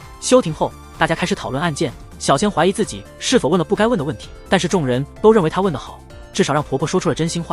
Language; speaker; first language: Chinese; native; Chinese